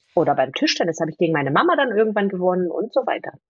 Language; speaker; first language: German; native; German